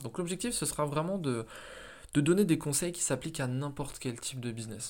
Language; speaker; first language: French; native; French